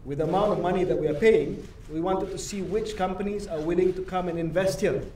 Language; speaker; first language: English; non-native, local second language; Malay